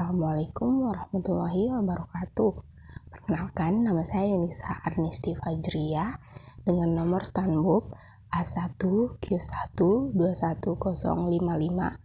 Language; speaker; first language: Indonesian; native; Indonesian